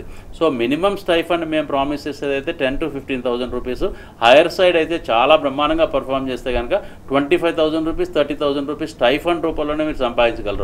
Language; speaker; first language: Telugu; native; Telugu